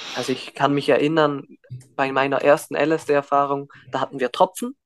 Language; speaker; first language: German; native; German